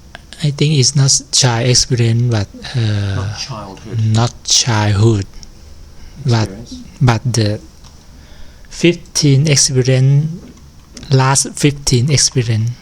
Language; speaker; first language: English; non-native, learner; Thai